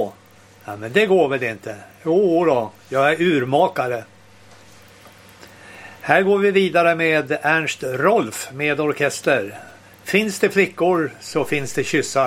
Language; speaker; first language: Swedish; native; Swedish